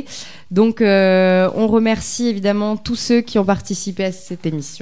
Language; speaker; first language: French; native; French